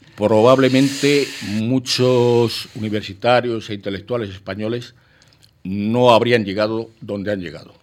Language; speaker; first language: Spanish; native; Spanish